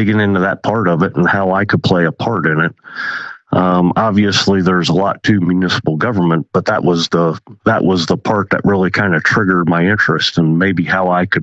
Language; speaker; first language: English; native; English